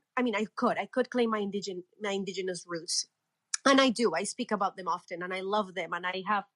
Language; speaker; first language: English; non-native, fluent; Spanish